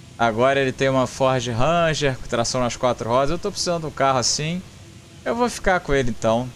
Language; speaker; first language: Portuguese; native; Portuguese